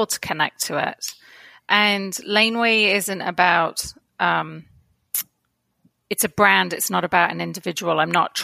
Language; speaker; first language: English; native; English